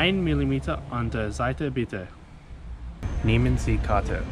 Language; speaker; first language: German; non-native, learner; English